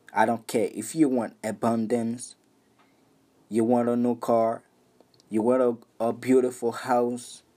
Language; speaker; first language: English; non-native, fluent; Haitian Creole